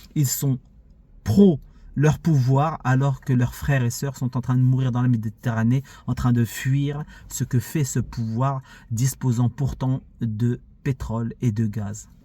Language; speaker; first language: French; early bilingual, other home language; Arabic